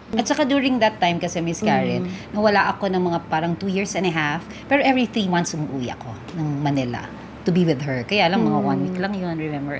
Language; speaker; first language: Filipino; native; Filipino